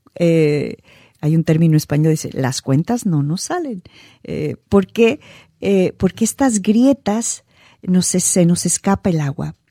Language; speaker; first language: Spanish; native; Spanish